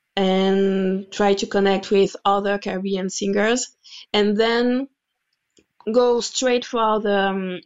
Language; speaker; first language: English; non-native, fluent; French